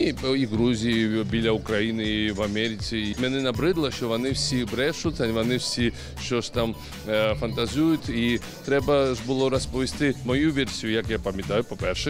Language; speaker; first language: Ukrainian; non-native, learner; Georgian